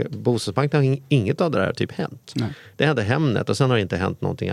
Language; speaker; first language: Swedish; native; Swedish